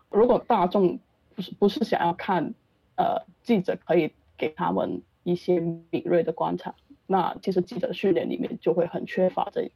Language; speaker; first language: Chinese; non-native, local second language; Cantonese